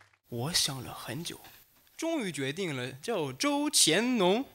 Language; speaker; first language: Chinese; non-native, learner; French